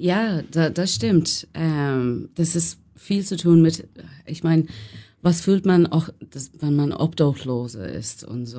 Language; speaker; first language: German; non-native, learner; English